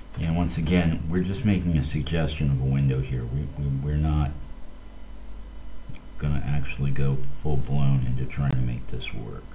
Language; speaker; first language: English; native; English